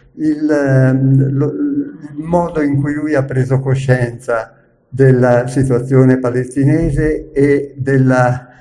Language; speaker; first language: Italian; native; Italian